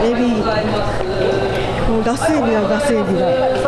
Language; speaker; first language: Japanese; native; Japanese